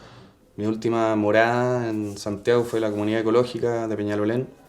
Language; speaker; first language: Spanish; native; Spanish